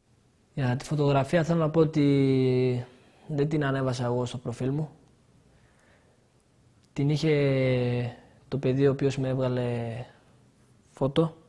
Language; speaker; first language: Greek; early bilingual, other home language; Albanian